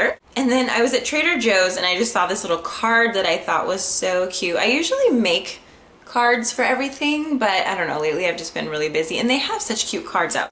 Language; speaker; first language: English; native; English